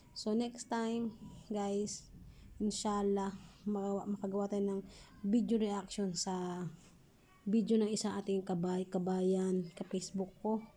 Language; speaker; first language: Filipino; native; Filipino